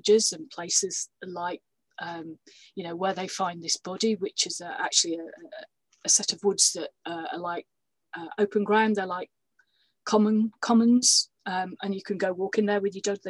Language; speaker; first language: English; native; English